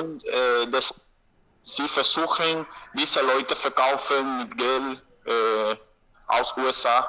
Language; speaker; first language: German; non-native, learner; Spanish